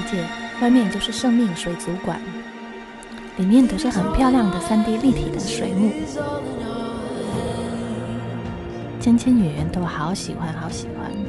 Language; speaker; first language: Chinese; non-native, fluent; Polish